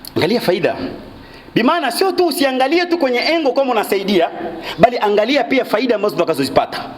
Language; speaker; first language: Swahili; native; Swahili